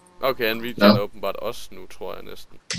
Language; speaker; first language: Danish; native; Danish